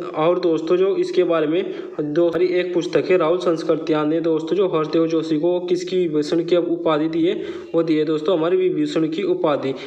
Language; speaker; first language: Hindi; native; Hindi